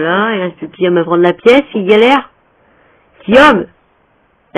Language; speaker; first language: French; native; French